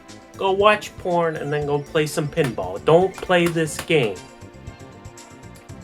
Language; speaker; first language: English; native; English